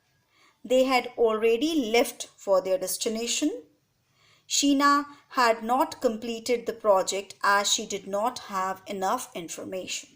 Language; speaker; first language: English; non-native, local second language; Hindi